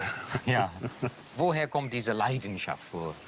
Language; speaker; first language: German; non-native, learner; Hungarian